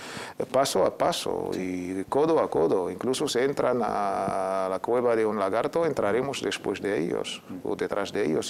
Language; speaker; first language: Spanish; native; Spanish